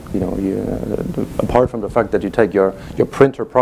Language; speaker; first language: English; non-native, fluent; German